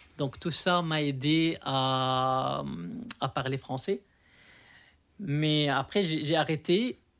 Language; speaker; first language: French; non-native, local second language; Arabic